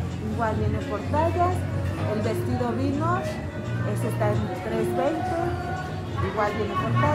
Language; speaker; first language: Spanish; native; Spanish